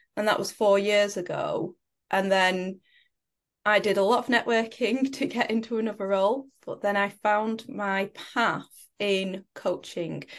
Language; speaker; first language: English; native; English